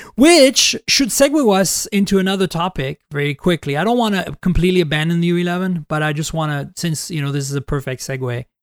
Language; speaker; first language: English; non-native, fluent; French